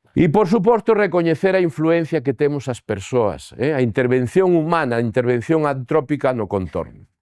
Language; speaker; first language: Galician; native; Galician